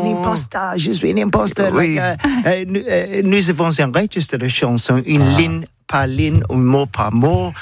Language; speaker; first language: French; non-native, learner; English